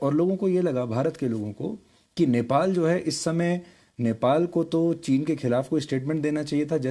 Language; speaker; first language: Hindi; native; Hindi